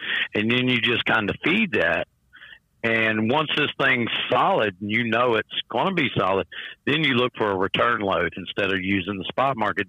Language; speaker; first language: English; native; English